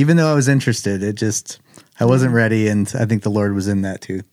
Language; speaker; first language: English; early bilingual, other home language; German